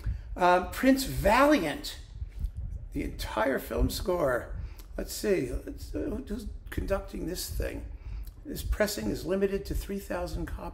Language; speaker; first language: English; native; English